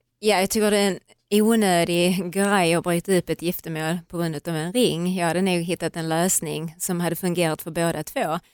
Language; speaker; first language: Swedish; native; Swedish